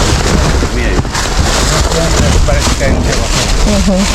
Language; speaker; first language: Spanish; non-native, learner; Filipino